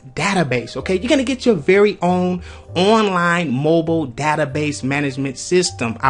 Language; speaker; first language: English; native; English